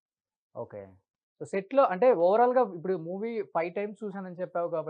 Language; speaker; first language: Telugu; native; Telugu